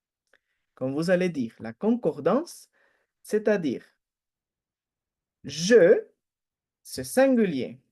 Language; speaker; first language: French; non-native, fluent; Spanish